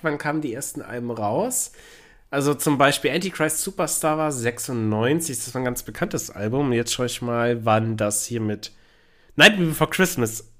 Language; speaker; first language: German; native; German